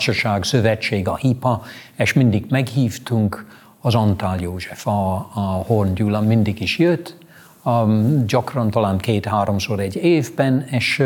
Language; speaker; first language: Hungarian; non-native, fluent; English